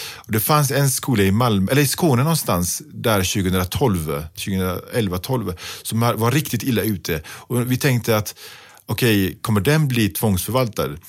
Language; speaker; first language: Swedish; early bilingual, other home language; Pashto